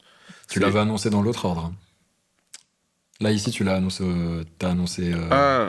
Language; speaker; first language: French; native; French